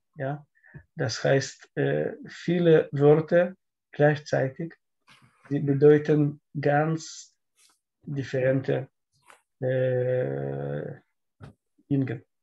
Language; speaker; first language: German; non-native, learner; Russian